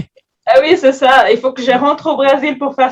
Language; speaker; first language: French; non-native, fluent; Portuguese